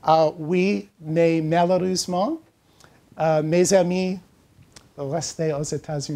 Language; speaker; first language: French; non-native, learner; English